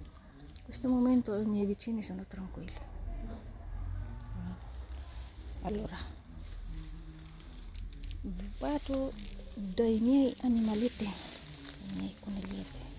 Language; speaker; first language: Italian; non-native, fluent; Cebuano